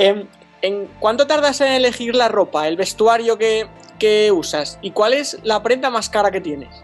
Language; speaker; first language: Spanish; native; Spanish